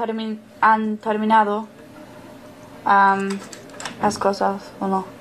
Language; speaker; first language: Spanish; non-native, learner; English